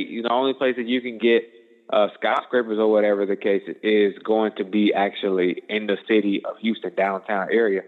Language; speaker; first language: English; native; English